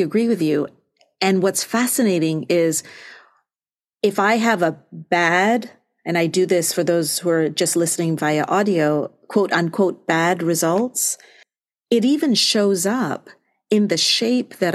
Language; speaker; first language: English; non-native, local second language; Malay